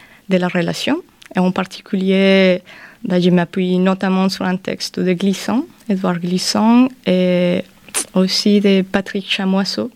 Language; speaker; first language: French; non-native, fluent; Spanish